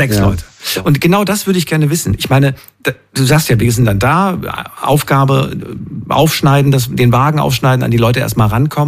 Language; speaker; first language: German; native; German